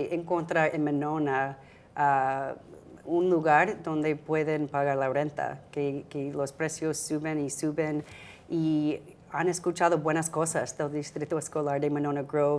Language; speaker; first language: Spanish; non-native, fluent; English